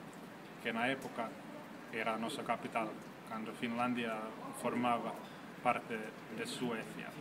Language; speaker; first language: Galician; non-native, fluent; Finnish